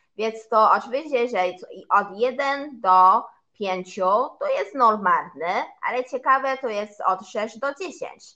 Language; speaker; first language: Polish; non-native, learner; Chinese